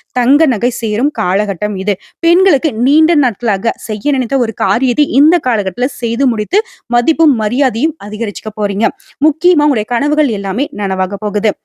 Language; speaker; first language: Tamil; native; Tamil